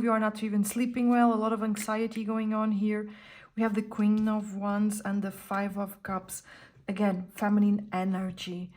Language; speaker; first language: English; non-native, fluent; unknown